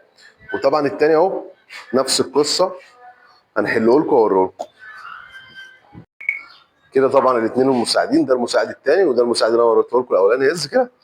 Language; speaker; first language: Arabic; native; Arabic